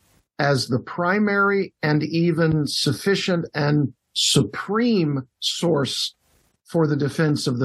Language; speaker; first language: English; native; English